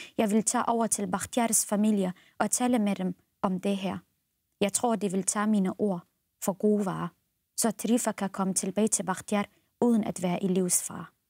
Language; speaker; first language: Danish; non-native, fluent; Central Kurdish